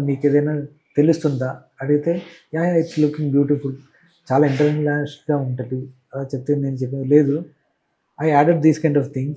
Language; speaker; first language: Telugu; non-native, learner; Malayalam